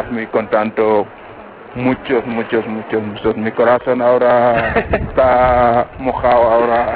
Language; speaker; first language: Spanish; non-native, learner; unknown